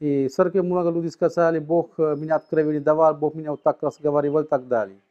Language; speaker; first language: Russian; non-native, learner; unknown